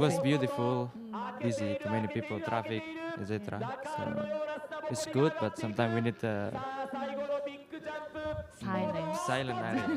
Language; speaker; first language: English; non-native, fluent; Japanese